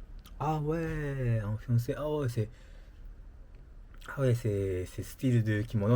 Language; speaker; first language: French; non-native, learner; Japanese